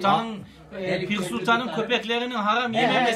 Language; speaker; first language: Turkish; native; Turkish